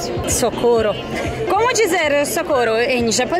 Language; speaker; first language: Portuguese; non-native, fluent; Russian